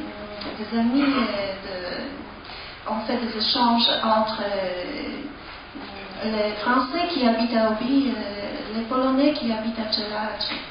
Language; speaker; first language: French; non-native, learner; Polish